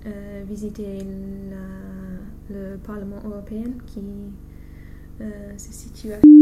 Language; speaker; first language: French; non-native, learner; English